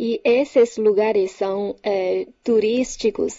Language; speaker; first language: Portuguese; non-native, fluent; Chinese